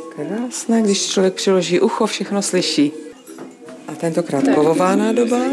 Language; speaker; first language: Czech; native; Czech